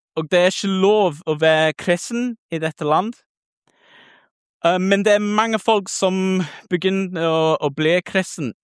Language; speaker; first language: Norwegian; non-native, learner; English